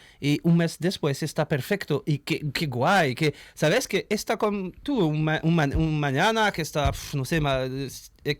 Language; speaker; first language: Spanish; non-native, learner; French